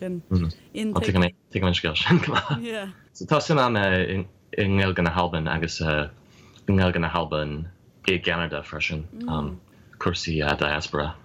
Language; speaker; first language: Irish; non-native, fluent; English